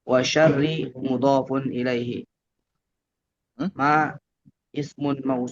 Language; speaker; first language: Arabic; non-native, learner; Indonesian